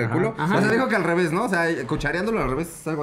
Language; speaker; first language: Spanish; native; Spanish